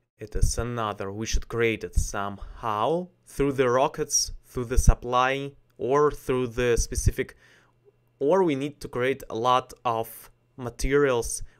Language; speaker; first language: English; non-native, learner; Russian